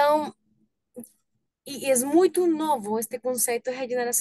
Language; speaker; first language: Portuguese; non-native, learner; Spanish